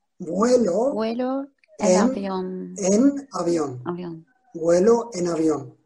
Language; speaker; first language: Spanish; non-native, fluent; Turkish